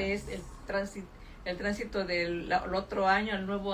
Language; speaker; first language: Spanish; native; Spanish